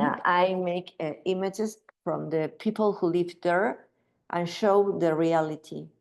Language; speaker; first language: English; non-native, learner; Spanish